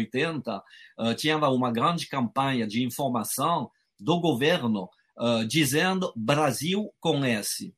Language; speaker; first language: Portuguese; non-native, fluent; French